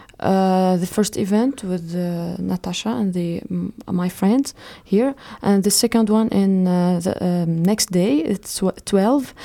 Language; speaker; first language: English; non-native, fluent; Arabic